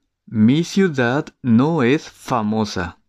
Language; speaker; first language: Spanish; non-native, fluent; Japanese